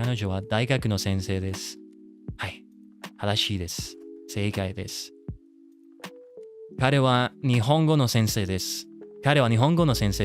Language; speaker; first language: Japanese; non-native, learner; English